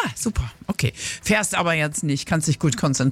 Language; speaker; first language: German; native; German